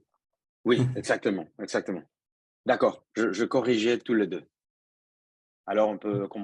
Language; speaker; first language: French; non-native, fluent; Spanish